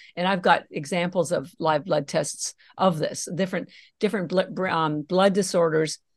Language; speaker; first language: English; native; English